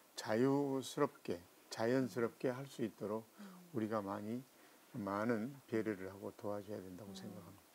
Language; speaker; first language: Korean; native; Korean